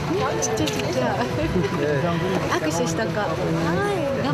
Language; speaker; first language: Japanese; native; Japanese